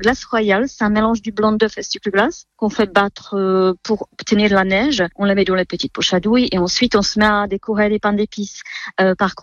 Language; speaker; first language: French; non-native, fluent; Czech